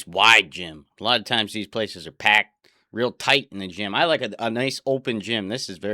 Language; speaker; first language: English; native; English